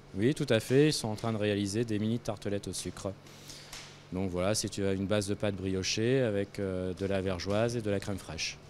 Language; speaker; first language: French; native; French